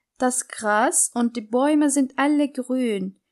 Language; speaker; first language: German; non-native, fluent; Turkish